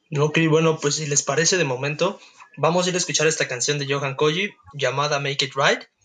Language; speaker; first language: Spanish; native; Spanish